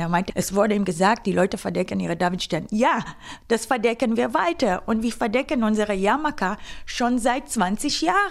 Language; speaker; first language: German; non-native, fluent; Hebrew